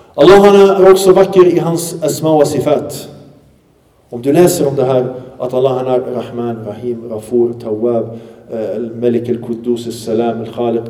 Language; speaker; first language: Swedish; early bilingual, other home language; Arabic